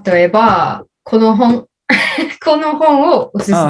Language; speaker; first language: Japanese; non-native, learner; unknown